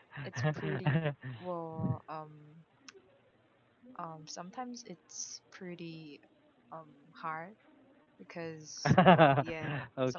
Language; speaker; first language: English; non-native, learner; Korean